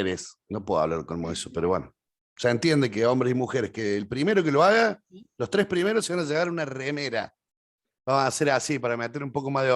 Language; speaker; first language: Spanish; native; Spanish